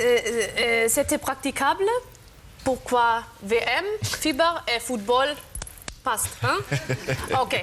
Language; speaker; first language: French; non-native, learner; German